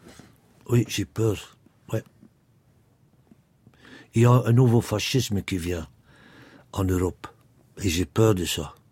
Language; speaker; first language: French; non-native, local second language; Dutch